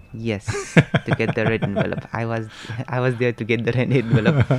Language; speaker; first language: English; non-native, local second language; Nepali